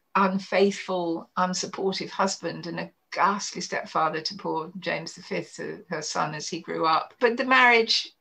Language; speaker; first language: English; native; English